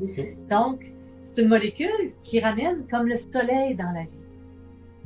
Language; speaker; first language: French; native; French